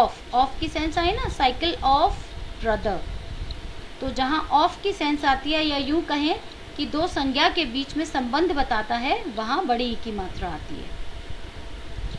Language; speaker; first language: Hindi; native; Hindi